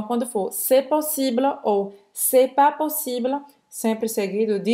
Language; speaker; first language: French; non-native, fluent; Portuguese